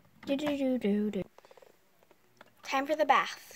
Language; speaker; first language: English; native; English